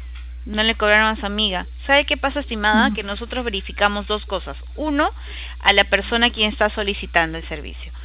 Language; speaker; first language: Spanish; native; Spanish